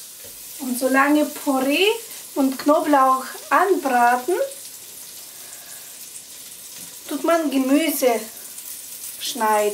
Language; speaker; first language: German; non-native, fluent; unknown